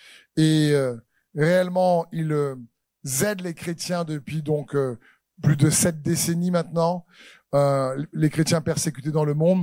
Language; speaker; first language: French; native; French